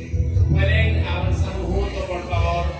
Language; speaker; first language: Spanish; non-native, fluent; Haitian Creole